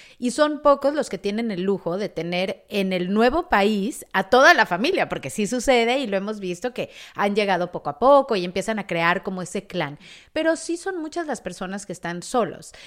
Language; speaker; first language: Spanish; native; Spanish